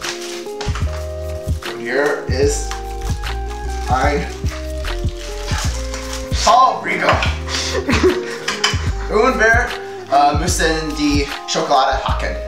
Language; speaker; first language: German; non-native, learner; English